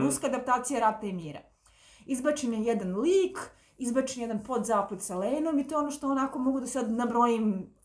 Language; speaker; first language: Serbian; native; Serbian